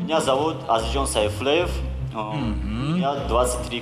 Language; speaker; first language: Russian; non-native, local second language; Tajik